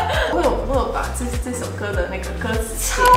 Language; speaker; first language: Chinese; non-native, fluent; English